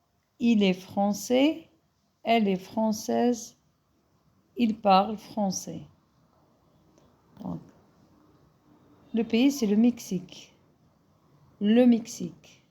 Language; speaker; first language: French; non-native, fluent; Arabic